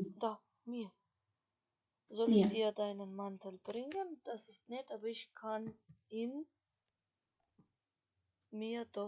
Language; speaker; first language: German; non-native, fluent; Macedonian